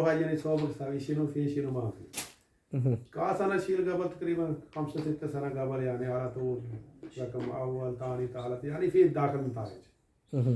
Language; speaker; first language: Arabic; non-native, learner; Urdu